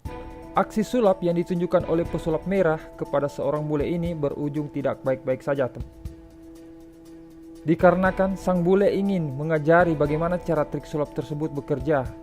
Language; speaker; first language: Indonesian; native; Indonesian